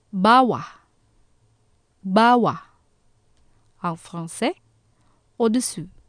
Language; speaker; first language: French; non-native, fluent; Indonesian